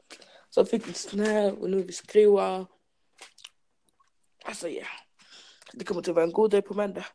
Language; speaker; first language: Danish; early bilingual, other home language; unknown